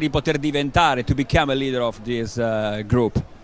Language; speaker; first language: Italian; native; Italian